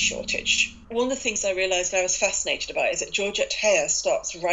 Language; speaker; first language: English; native; English